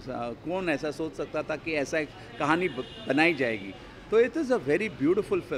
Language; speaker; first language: Hindi; native; Hindi